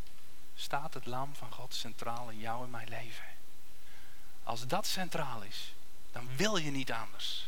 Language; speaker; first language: Dutch; native; Dutch